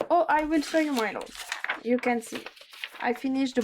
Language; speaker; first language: English; non-native, learner; French